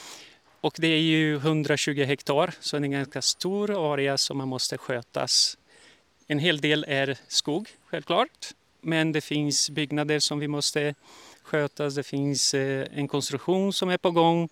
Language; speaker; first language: Swedish; early bilingual, heritage; Portuguese